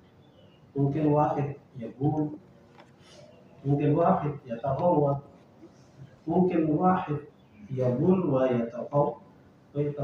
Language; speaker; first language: Arabic; non-native, fluent; Indonesian